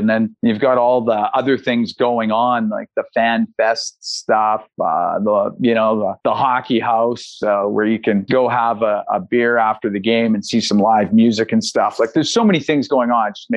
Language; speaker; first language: English; native; English